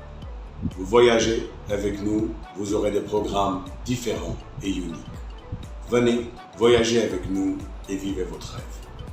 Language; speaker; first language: French; non-native, fluent; Hindi